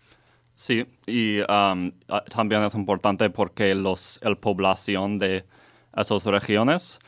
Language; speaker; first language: Spanish; non-native, learner; English